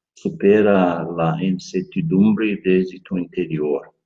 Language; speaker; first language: Spanish; non-native, fluent; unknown